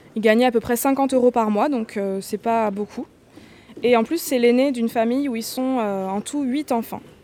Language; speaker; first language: French; native; French